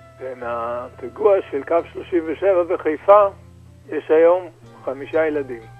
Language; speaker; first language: Hebrew; native; Hebrew